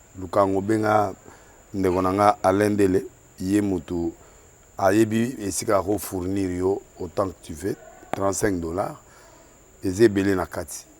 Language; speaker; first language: Lingala; native; Lingala